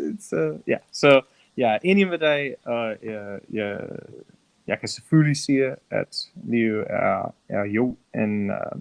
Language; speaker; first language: Danish; non-native, learner; English